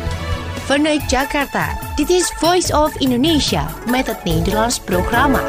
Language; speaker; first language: Dutch; non-native, fluent; Indonesian